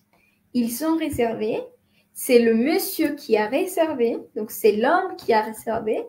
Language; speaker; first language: French; non-native, fluent; Spanish